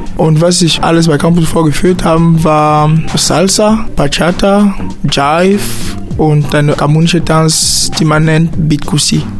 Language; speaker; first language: German; non-native, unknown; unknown